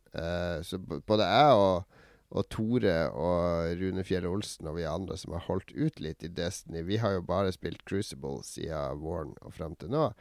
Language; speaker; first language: Norwegian; native; Norwegian